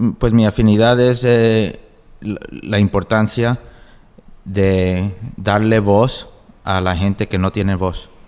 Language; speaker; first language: Spanish; early bilingual, heritage; Spanish